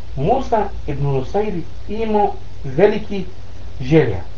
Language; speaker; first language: Bosnian; non-native, learner; Arabic